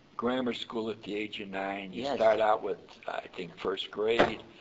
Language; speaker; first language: English; early bilingual, other home language; Yiddish